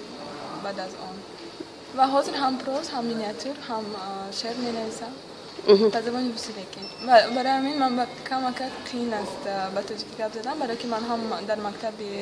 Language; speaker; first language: Persian; non-native, local second language; Russian